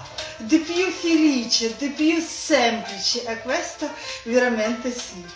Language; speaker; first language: Italian; non-native, learner; Russian